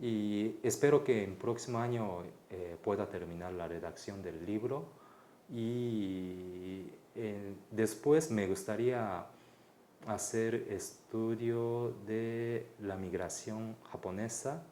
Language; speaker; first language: Spanish; non-native, fluent; Japanese